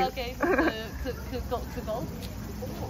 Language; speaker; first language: English; non-native, fluent; Chinese